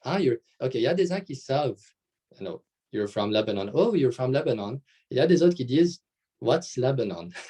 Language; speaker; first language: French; non-native, local second language; Arabic